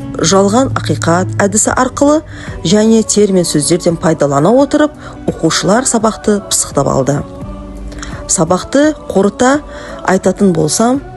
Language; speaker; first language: Kazakh; non-native, local second language; Uzbek